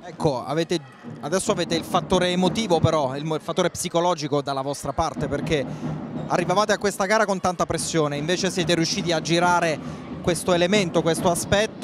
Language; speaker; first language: Italian; native; Italian